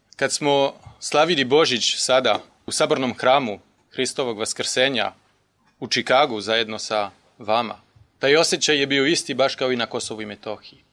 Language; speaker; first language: Serbian; non-native, fluent; French